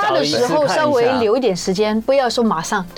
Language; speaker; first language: Chinese; native; Chinese